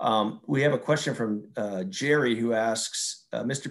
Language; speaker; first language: English; native; English